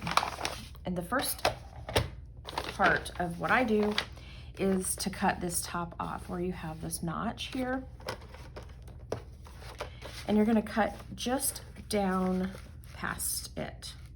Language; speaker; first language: English; native; English